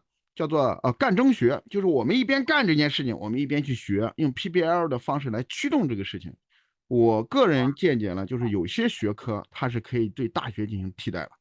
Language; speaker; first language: Chinese; native; Chinese